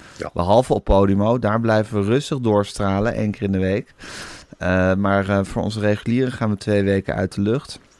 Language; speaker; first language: Dutch; native; Dutch